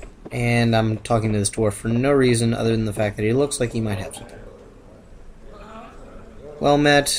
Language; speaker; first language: English; native; English